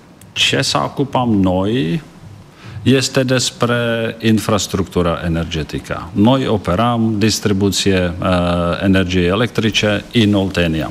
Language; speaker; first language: Romanian; non-native, learner; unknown